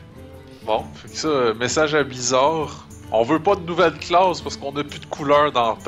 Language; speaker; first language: French; native; French